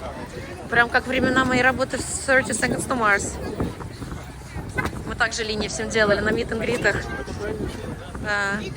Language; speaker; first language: Russian; native; Russian